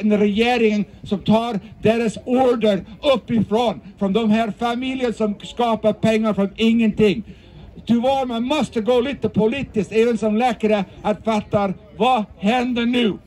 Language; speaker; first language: Swedish; non-native, fluent; English